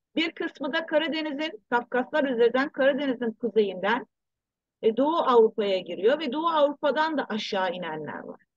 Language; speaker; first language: Turkish; early bilingual, heritage; Turkish